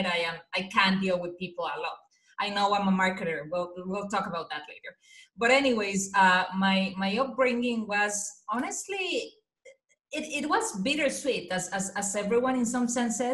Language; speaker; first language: English; non-native, fluent; Spanish